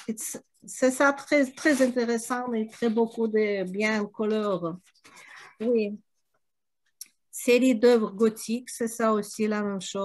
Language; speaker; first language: French; non-native, learner; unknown